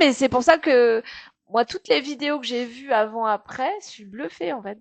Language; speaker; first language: French; native; French